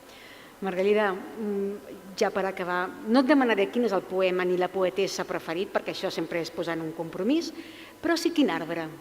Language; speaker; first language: Catalan; native; Catalan